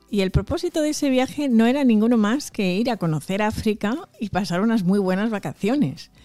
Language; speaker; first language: Spanish; early bilingual, other home language; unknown